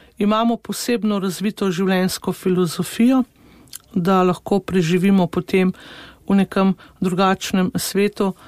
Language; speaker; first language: Slovenian; native; Slovenian